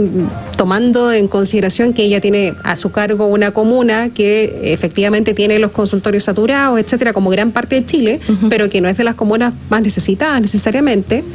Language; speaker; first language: Spanish; native; Spanish